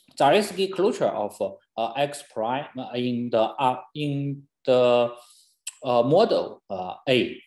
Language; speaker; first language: English; non-native, fluent; Chinese